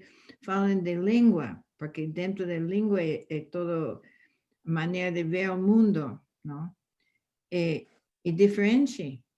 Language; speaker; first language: Portuguese; non-native, fluent; English